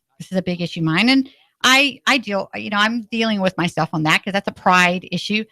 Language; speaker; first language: English; native; English